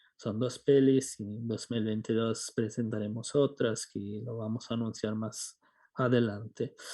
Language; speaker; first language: Spanish; non-native, fluent; Italian